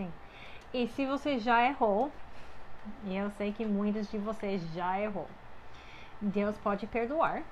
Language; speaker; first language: Portuguese; non-native, fluent; English